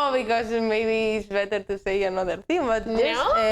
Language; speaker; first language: English; non-native, learner; Spanish